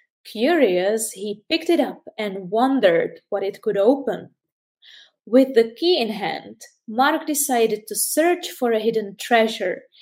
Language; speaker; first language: English; non-native, fluent; Czech